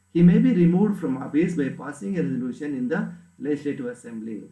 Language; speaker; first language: English; non-native, local second language; Kannada